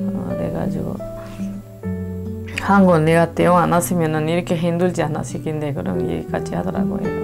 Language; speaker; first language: Korean; non-native, learner; Spanish